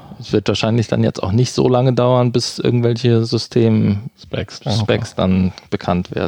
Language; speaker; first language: German; native; German